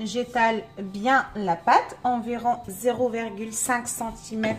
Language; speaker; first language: French; non-native, local second language; Arabic